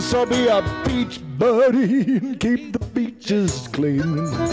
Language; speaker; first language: English; native; English